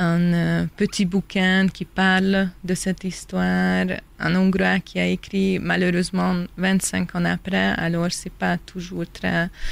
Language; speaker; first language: French; non-native, fluent; Hungarian